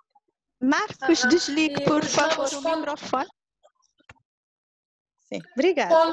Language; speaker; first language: Portuguese; non-native, local second language; Kabuverdianu